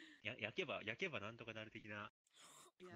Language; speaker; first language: Japanese; native; Japanese